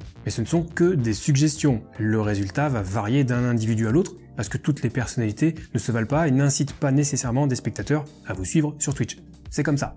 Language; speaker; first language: French; native; French